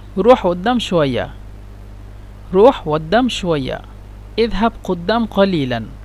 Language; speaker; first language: Egyptian Arabic; non-native, learner; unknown